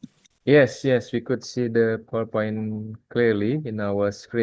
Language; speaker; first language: English; non-native, fluent; Indonesian